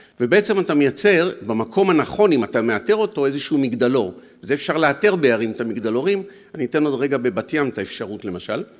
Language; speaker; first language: Hebrew; native; Hebrew